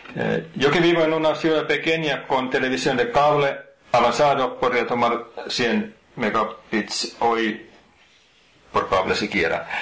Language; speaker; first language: Spanish; non-native, fluent; Finnish